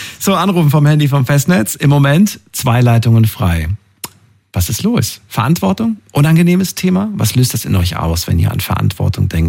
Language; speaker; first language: German; native; German